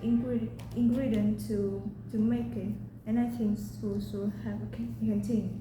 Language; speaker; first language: English; non-native, learner; Vietnamese